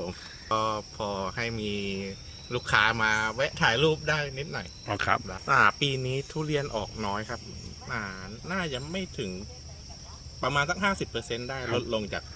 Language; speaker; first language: Thai; native; Thai